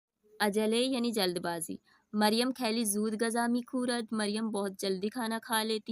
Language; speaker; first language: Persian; non-native, fluent; Urdu